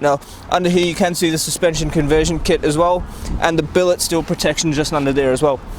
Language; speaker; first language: English; native; English